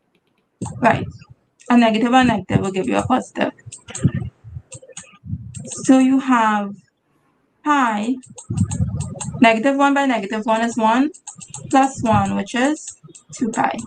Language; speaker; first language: English; native; English